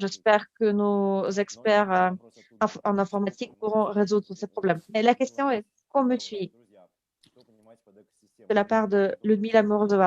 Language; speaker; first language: French; native; French